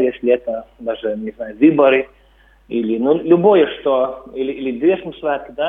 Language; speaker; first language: Russian; non-native, local second language; Latvian